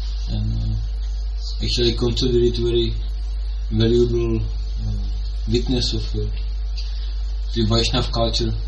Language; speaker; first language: English; non-native, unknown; Czech